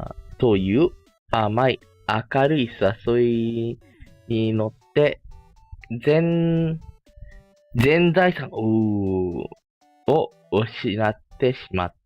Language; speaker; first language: Japanese; non-native, fluent; Malay